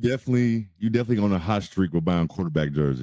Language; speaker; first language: English; native; English